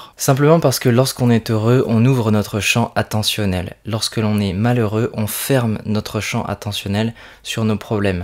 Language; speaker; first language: French; native; French